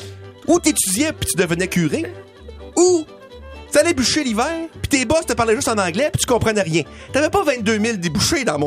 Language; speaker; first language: French; native; French